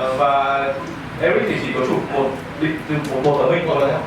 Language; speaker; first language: Vietnamese; native; Vietnamese